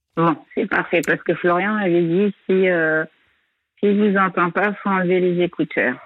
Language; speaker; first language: French; native; French